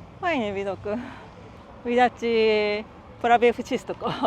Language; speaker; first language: Polish; non-native, learner; Japanese